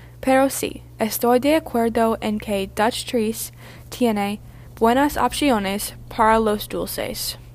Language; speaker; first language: Spanish; non-native, learner; English